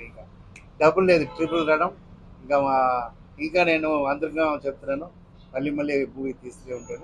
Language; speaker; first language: Telugu; non-native, fluent; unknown